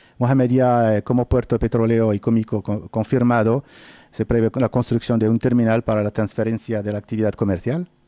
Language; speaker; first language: Spanish; non-native, fluent; Arabic